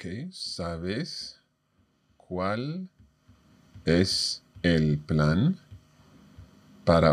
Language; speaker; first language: Spanish; non-native, fluent; English